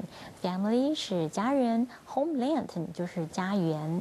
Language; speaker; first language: Chinese; native; Chinese